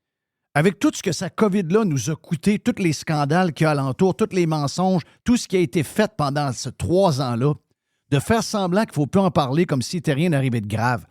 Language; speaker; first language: French; native; French